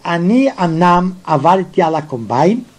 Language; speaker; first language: Hebrew; non-native, fluent; Yiddish